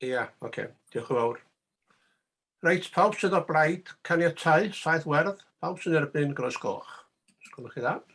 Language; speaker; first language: Welsh; native; Welsh